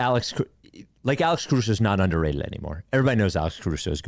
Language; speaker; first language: English; native; English